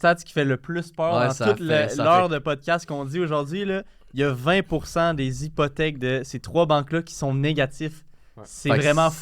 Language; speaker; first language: French; native; French